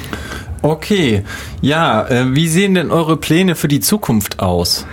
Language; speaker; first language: German; native; German